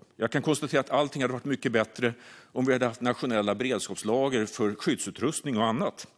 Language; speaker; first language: Swedish; native; Swedish